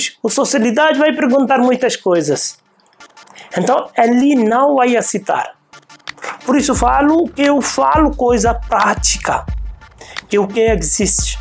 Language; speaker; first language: Portuguese; non-native, fluent; Hindi